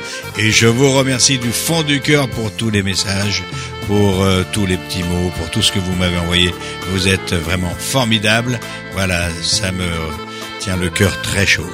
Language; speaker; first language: French; native; French